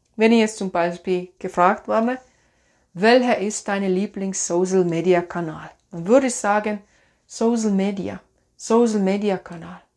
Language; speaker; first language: German; non-native, fluent; Finnish